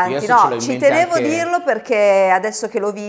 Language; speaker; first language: Italian; native; Italian